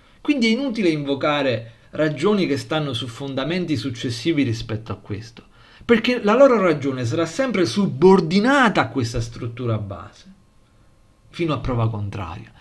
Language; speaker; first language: Italian; native; Italian